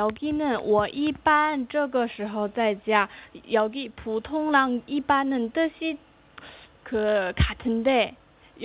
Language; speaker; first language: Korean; non-native, fluent; Chinese